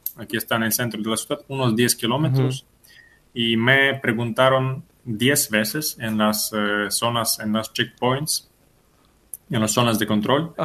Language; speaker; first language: Spanish; non-native, fluent; Ukrainian